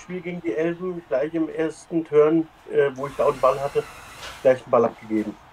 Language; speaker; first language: German; native; German